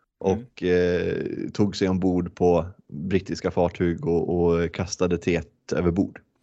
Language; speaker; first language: Swedish; native; Swedish